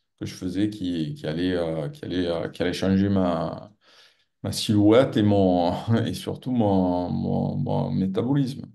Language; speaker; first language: French; native; French